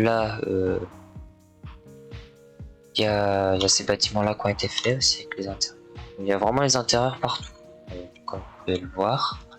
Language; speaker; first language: French; native; French